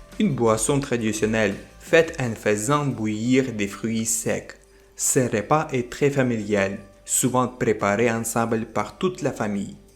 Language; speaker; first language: French; non-native, fluent; Ukrainian